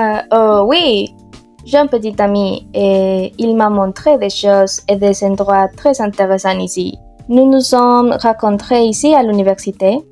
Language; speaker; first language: French; non-native, learner; Spanish